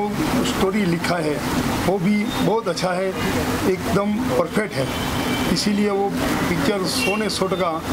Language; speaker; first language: Hindi; non-native, local second language; Gujarati